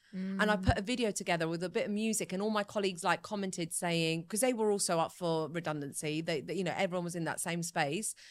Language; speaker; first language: English; early bilingual, other home language; Italian